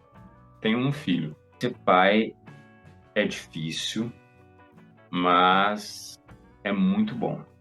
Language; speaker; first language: Portuguese; native; Portuguese